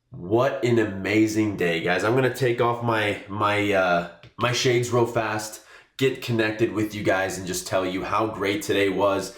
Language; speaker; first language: English; native; English